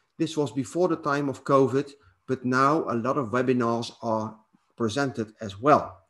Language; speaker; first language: English; non-native, fluent; Dutch